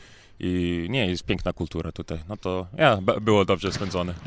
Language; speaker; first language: Polish; early bilingual, heritage; English